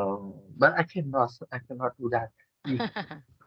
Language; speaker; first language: English; non-native, learner; Vietnamese